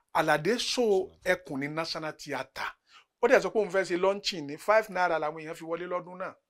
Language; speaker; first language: Yoruba; native; Yoruba